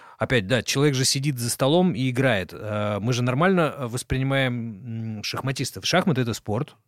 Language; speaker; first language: Russian; native; Russian